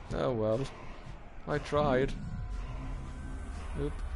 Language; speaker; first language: English; native; English